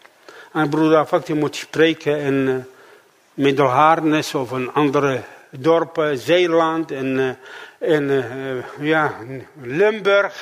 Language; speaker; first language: Dutch; non-native, fluent; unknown